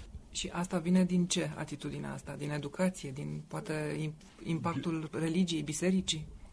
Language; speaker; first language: Romanian; native; Romanian